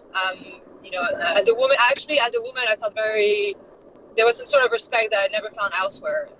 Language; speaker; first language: English; non-native, fluent; French